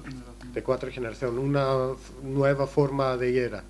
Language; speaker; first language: Spanish; non-native, learner; Greek